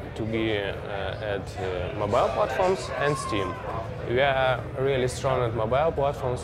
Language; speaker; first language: English; non-native, fluent; Russian